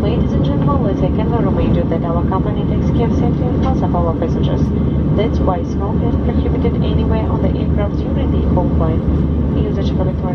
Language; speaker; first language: English; non-native, learner; Russian